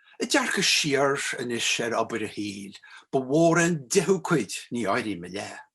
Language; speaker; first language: Irish; native; Irish